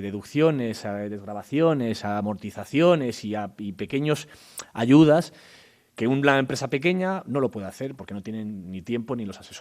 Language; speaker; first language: Spanish; native; Spanish